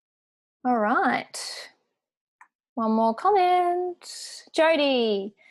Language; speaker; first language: English; native; English